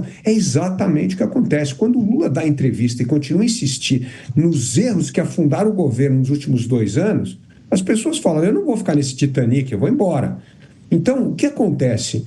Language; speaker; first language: Portuguese; native; Portuguese